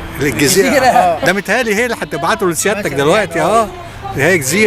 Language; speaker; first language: Arabic; native; Arabic